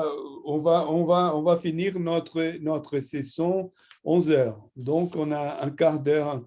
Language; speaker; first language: French; non-native, fluent; Portuguese